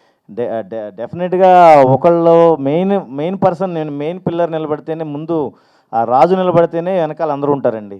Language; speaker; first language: Telugu; native; Telugu